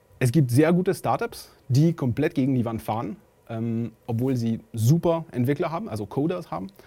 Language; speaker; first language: German; non-native, fluent; French